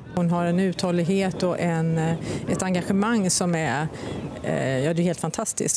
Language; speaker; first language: Swedish; native; Swedish